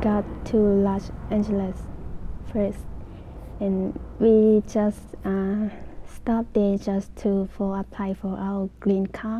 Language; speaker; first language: English; non-native, learner; Lao